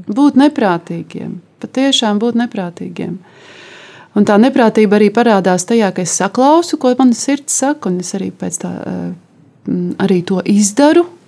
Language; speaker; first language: Latvian; native; Latvian